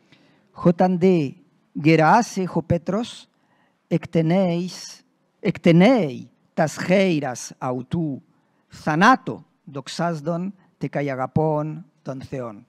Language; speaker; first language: Greek; non-native, fluent; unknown